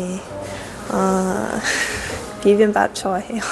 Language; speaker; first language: Korean; non-native, learner; English